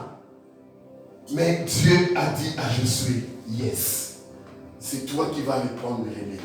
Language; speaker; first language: French; non-native, local second language; Lingala